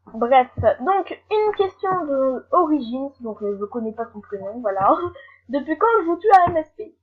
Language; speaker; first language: French; native; French